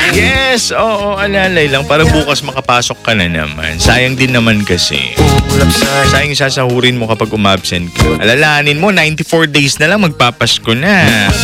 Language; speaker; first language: Filipino; non-native, local second language; Iloko